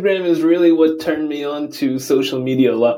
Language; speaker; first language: English; native; English